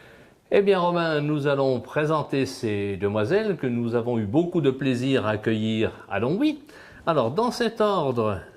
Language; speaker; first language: French; native; French